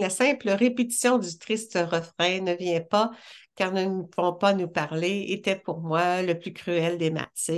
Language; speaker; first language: French; native; French